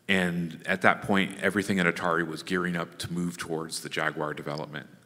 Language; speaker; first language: English; native; English